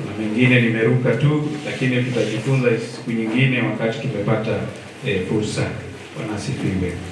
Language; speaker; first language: Swahili; non-native, local second language; Luyia